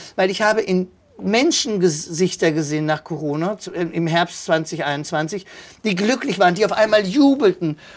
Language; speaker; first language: German; native; German